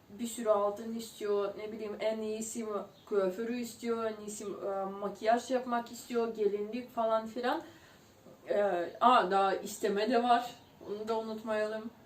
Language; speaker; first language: Turkish; non-native, fluent; Ukrainian